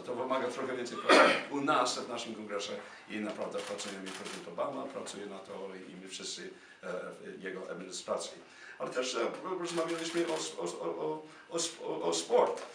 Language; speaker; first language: Polish; non-native, fluent; English